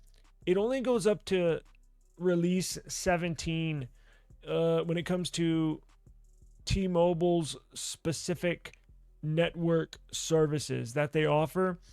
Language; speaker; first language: English; native; English